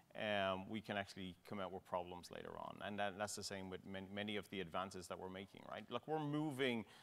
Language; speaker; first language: English; native; English